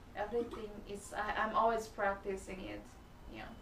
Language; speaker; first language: English; non-native, learner; Chinese